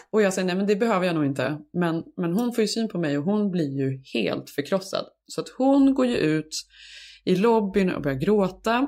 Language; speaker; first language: Swedish; native; Swedish